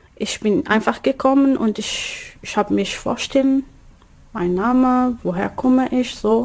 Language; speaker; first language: German; non-native, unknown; Arabic